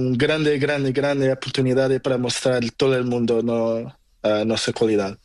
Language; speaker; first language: Spanish; non-native, learner; Portuguese